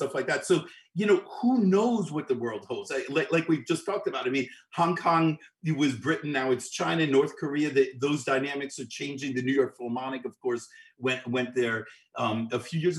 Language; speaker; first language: English; native; English